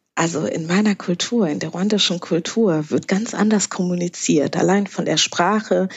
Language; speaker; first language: German; early bilingual, other home language; Kinyarwanda